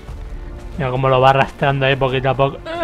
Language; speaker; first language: Spanish; native; Spanish